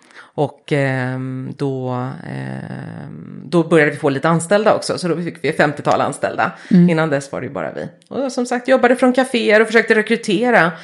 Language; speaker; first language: Swedish; early bilingual, heritage; Swedish